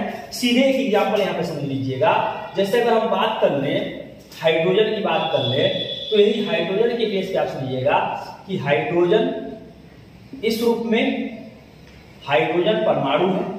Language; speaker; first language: Hindi; native; Hindi